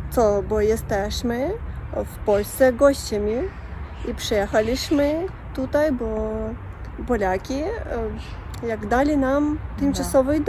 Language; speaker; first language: Polish; non-native, learner; Russian